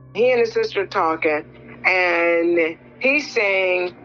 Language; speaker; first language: English; native; English